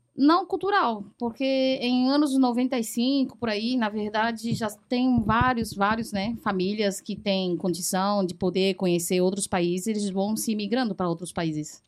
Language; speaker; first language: Portuguese; early bilingual, other home language; Chinese